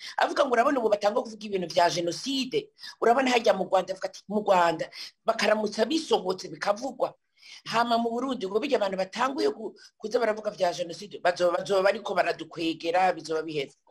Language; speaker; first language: Rundi; early bilingual, heritage; Rundi